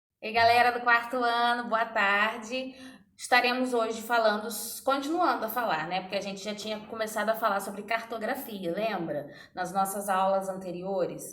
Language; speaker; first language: Portuguese; native; Portuguese